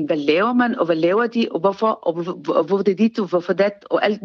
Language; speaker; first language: Danish; non-native, learner; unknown